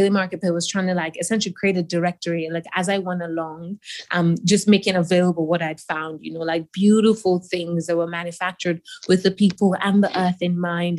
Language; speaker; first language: English; non-native, local second language; Yoruba